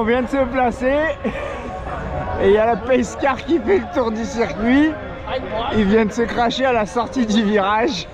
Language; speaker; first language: French; native; French